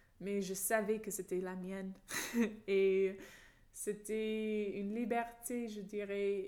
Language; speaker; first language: French; non-native, fluent; English